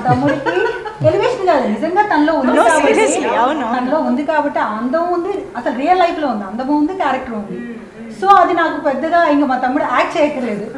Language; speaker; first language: Telugu; native; Telugu